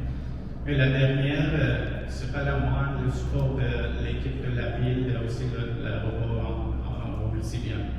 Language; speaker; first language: French; non-native, fluent; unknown